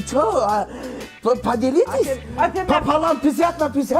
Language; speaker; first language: Russian; non-native, local second language; Turkmen